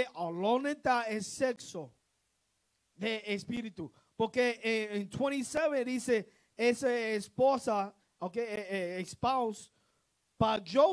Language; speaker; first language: Spanish; non-native, learner; English